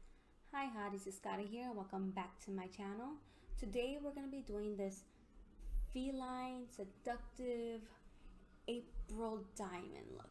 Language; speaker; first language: English; native; English